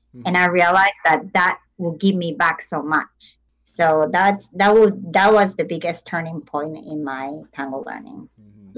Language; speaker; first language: English; non-native, fluent; Japanese